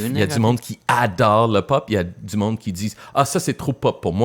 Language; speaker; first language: French; non-native, local second language; English